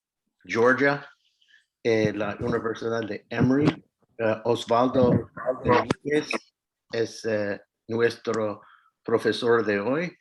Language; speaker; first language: Spanish; non-native, fluent; English